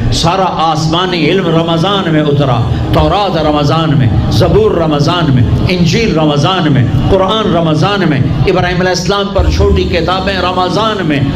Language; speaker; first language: Urdu; non-native, local second language; Punjabi